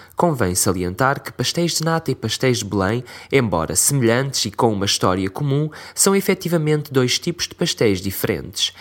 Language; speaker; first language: Portuguese; native; Portuguese